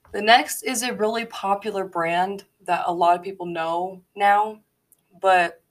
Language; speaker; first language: English; native; English